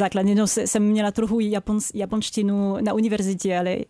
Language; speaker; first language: Czech; non-native, fluent; French